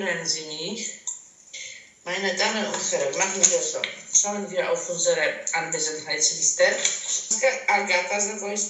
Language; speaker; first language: German; non-native, fluent; Polish